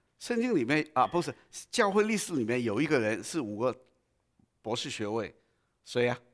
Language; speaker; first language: Chinese; non-native, local second language; Cantonese